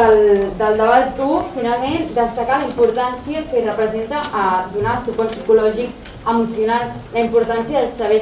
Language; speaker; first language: Catalan; native; Catalan